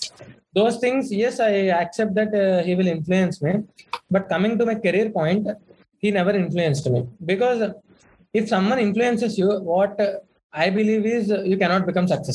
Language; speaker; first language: English; non-native, local second language; Telugu